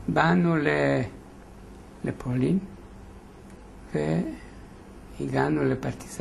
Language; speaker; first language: Hebrew; non-native, fluent; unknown